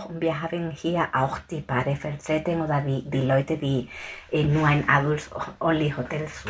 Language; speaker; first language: German; non-native, fluent; Spanish